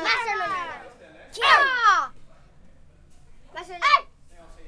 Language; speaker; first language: Finnish; early bilingual, heritage; Finnish